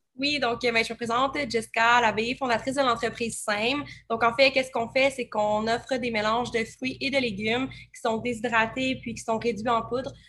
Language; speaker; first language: French; native; French